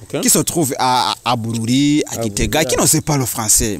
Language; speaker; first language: French; non-native, learner; Rundi